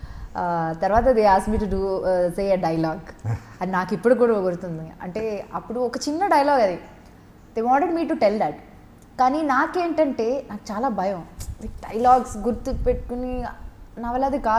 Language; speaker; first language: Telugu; non-native, fluent; Malayalam